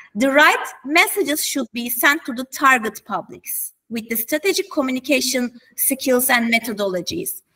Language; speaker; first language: English; non-native, fluent; Turkish